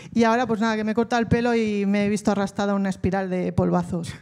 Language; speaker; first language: Spanish; native; Spanish